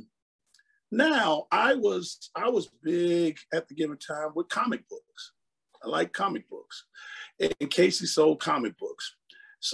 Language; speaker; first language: English; native; English